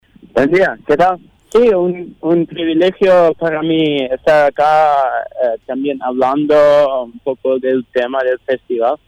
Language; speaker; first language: Spanish; non-native, local second language; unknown